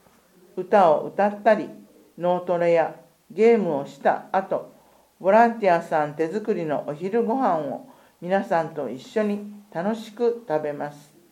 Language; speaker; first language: Japanese; native; Japanese